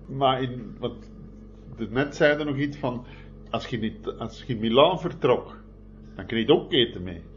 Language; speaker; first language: Dutch; native; Dutch